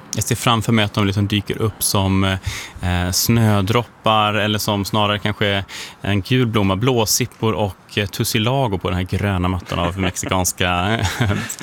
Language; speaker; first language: Swedish; native; Swedish